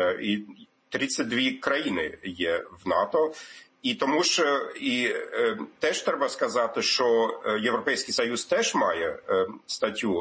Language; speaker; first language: Ukrainian; non-native, fluent; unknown